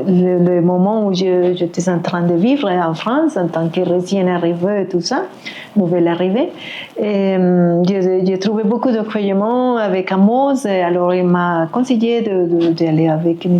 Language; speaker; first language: French; non-native, fluent; Spanish